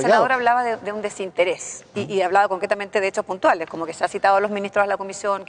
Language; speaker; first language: Spanish; native; Spanish